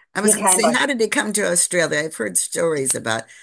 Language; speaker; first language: English; native; English